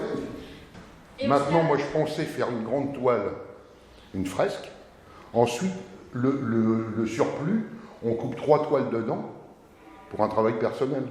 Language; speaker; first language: French; native; French